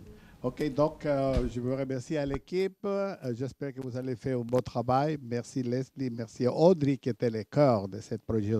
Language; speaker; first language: French; native; French